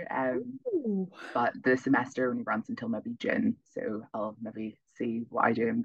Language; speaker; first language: English; native; English